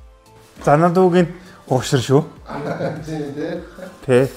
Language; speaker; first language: Mongolian; non-native, fluent; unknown